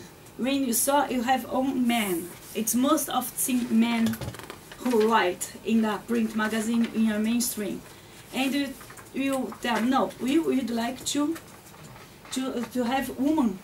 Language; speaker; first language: English; non-native, learner; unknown